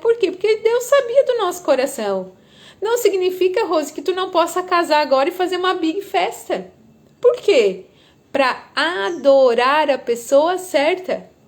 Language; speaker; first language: Portuguese; native; Portuguese